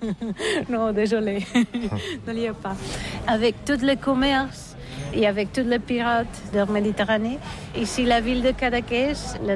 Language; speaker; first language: French; non-native, learner; Catalan